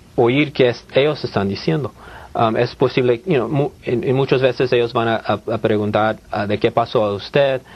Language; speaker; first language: Spanish; early bilingual, heritage; Spanish